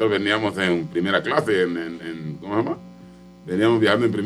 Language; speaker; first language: Spanish; non-native, local second language; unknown